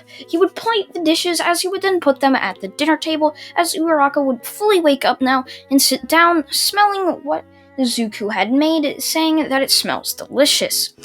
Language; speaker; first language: English; native; English